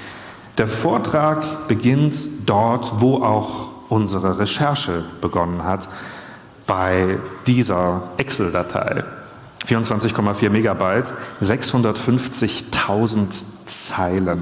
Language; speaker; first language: German; native; German